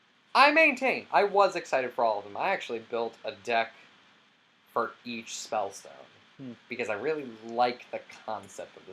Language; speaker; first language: English; native; English